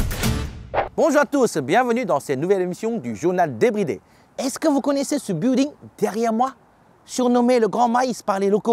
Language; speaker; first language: French; native; French